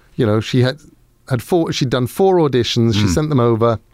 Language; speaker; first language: English; native; English